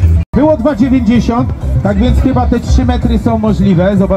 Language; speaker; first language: Polish; native; Polish